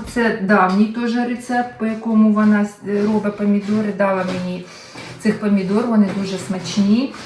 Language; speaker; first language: Ukrainian; native; Ukrainian